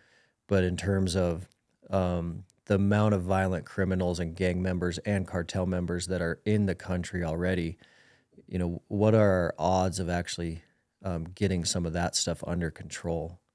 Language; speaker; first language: English; native; English